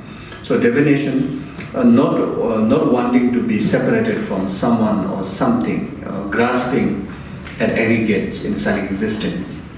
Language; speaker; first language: English; non-native, fluent; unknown